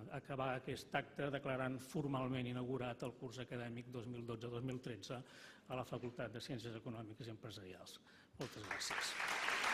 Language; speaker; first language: Catalan; native; Catalan